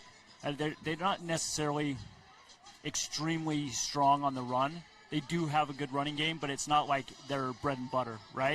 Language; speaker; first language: English; native; English